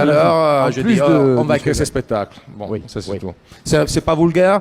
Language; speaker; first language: French; non-native, fluent; Italian